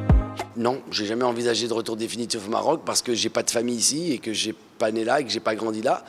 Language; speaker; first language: French; early bilingual, other home language; Arabic